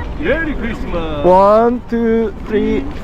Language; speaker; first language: English; non-native, learner; Korean